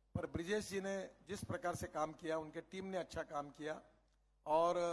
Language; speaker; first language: Hindi; non-native, local second language; Marathi